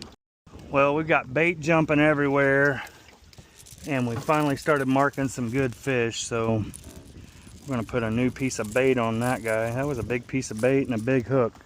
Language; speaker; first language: English; native; English